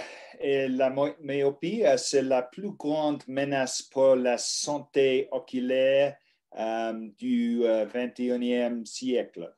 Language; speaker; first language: French; non-native, learner; English